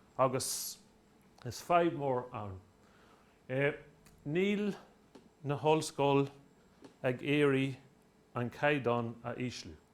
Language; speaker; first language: Irish; non-native, local second language; English